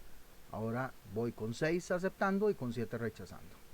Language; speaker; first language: Spanish; native; Spanish